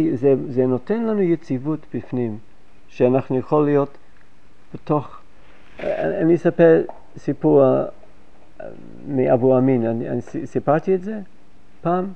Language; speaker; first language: Hebrew; non-native, fluent; English